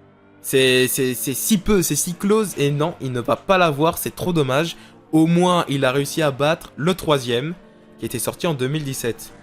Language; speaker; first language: French; native; French